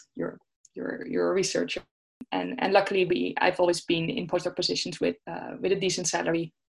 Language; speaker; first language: English; non-native, fluent; Dutch